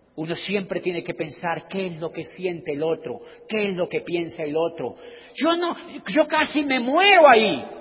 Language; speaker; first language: Spanish; native; Spanish